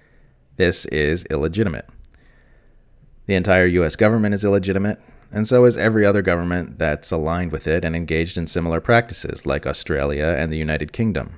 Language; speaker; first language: English; native; English